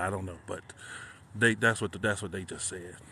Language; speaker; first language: English; native; English